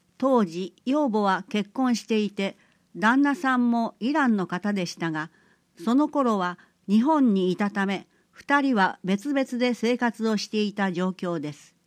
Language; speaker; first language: Japanese; early bilingual, other home language; Persian